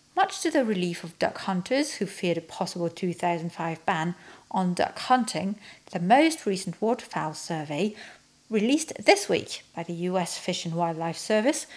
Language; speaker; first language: English; non-native, fluent; French